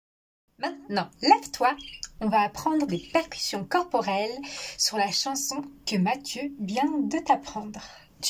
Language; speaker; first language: French; native; French